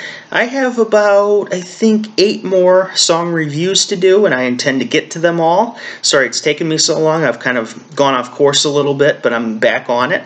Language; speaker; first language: English; native; English